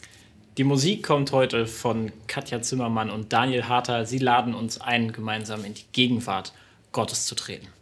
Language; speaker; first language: German; native; German